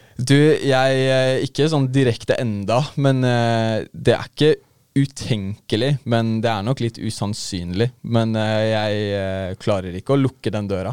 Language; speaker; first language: Norwegian; native; Norwegian